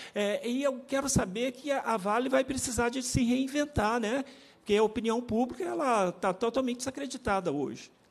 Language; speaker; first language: Portuguese; native; Portuguese